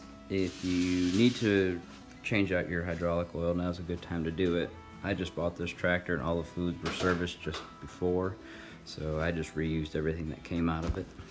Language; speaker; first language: English; native; English